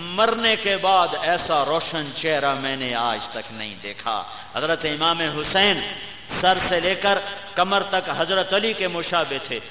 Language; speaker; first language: Urdu; non-native, local second language; Punjabi